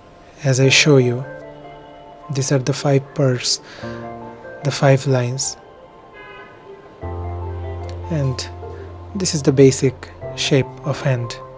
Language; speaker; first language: English; non-native, fluent; Bangla